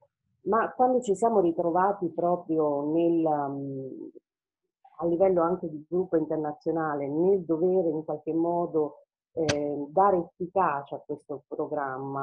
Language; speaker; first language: Italian; native; Italian